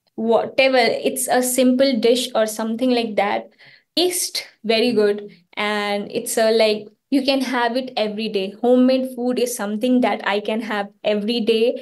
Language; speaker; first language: English; non-native, local second language; Hindi